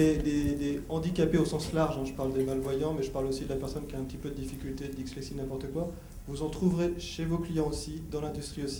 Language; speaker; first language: French; native; French